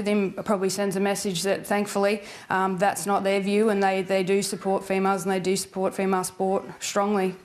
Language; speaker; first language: English; native; English